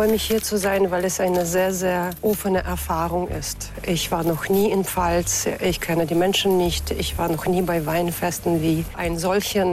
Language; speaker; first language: German; non-native, fluent; Russian